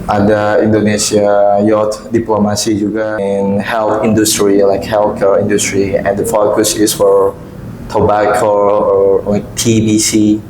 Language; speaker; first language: English; non-native, local second language; Indonesian